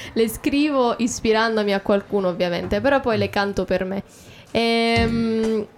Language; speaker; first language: Italian; native; Italian